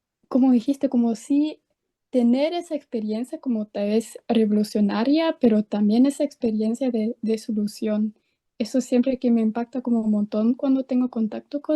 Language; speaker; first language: Spanish; non-native, fluent; German